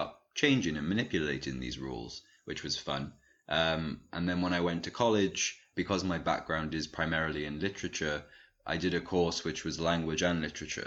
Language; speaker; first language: English; native; English